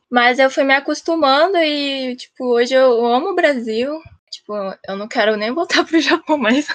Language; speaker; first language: Portuguese; early bilingual, heritage; Japanese